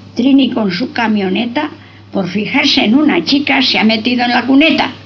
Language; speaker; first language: Spanish; non-native, local second language; Basque